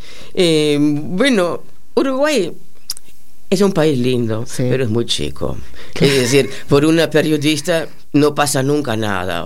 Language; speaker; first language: Spanish; non-native, fluent; German